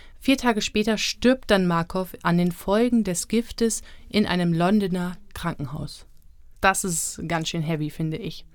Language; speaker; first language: German; native; German